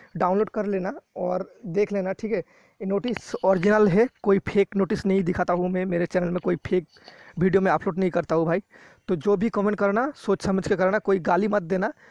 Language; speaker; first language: Hindi; non-native, local second language; Bangla